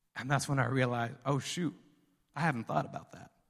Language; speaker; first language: English; early bilingual, other home language; Spanish